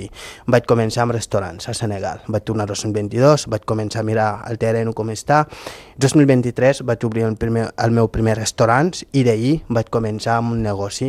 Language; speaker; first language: Catalan; non-native, local second language; Fula